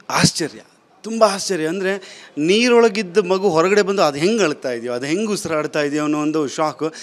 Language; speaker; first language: Kannada; native; Kannada